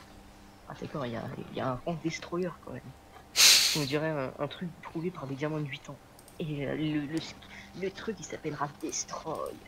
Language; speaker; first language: French; native; French